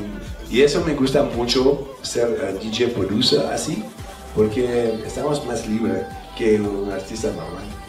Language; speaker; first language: Spanish; non-native, fluent; French